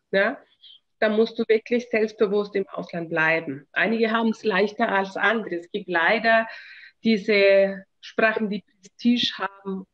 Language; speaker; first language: German; non-native, fluent; Spanish